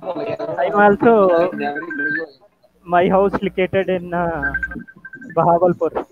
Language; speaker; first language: English; non-native, learner; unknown